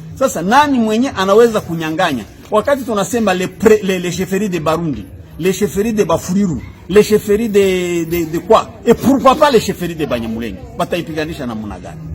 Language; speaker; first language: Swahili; non-native, local second language; Kinyarwanda